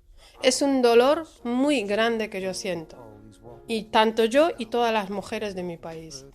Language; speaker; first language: Spanish; non-native, fluent; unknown